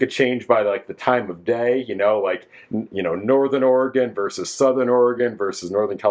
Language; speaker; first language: English; native; English